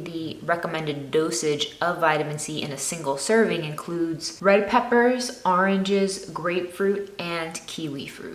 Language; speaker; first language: English; native; English